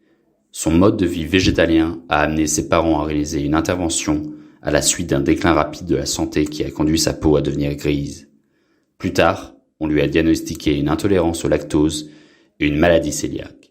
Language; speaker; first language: French; non-native, local second language; Haitian Creole